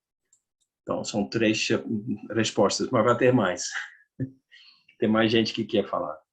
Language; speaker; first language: Portuguese; non-native, learner; Dutch